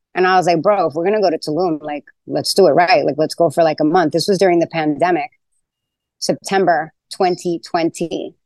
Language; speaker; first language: English; native; English